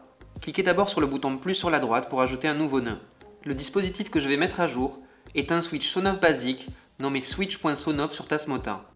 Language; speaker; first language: French; native; French